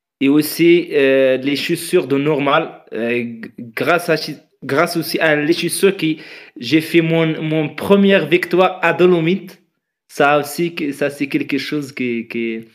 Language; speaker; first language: French; non-native, fluent; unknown